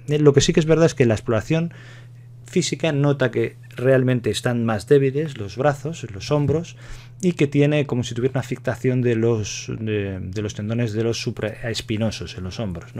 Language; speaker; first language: Spanish; native; Spanish